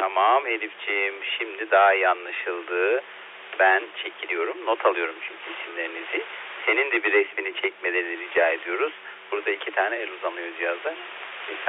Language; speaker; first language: Turkish; native; Turkish